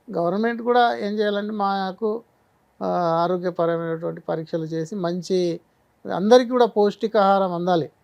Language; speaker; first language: Telugu; non-native, local second language; Gondi